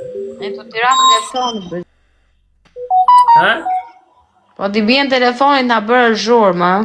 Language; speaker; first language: Albanian; native; Albanian